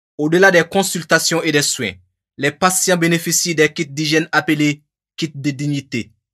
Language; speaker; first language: French; non-native, local second language; Bambara